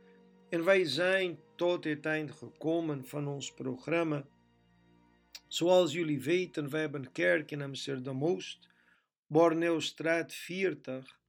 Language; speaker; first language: Dutch; non-native, fluent; Portuguese